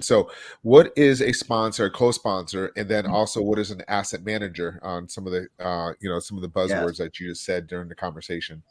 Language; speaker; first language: English; native; English